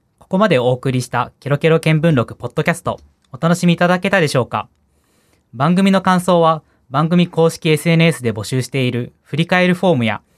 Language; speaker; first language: Japanese; native; Japanese